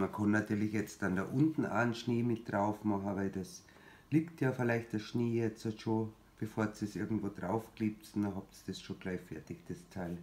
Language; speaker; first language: German; native; German